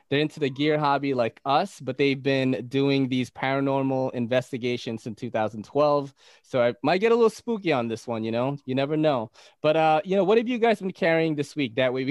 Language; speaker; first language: English; early bilingual, other home language; Bikol